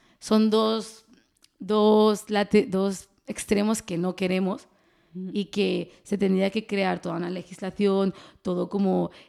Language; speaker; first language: Spanish; early bilingual, other home language; Arabic